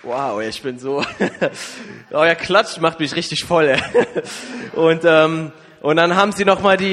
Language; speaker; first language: German; native; German